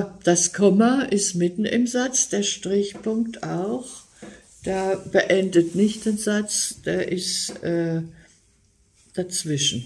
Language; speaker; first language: German; native; German